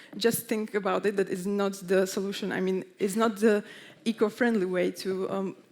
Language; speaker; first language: English; non-native, fluent; Slovak